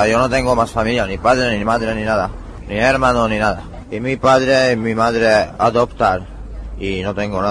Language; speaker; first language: Spanish; non-native, learner; Hungarian